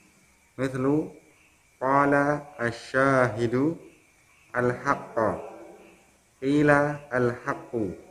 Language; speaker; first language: Arabic; non-native, learner; Indonesian